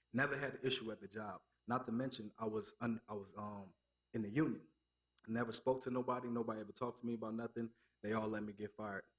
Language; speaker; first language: English; native; English